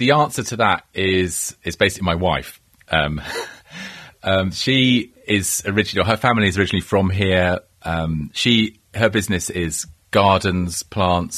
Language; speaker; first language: English; native; English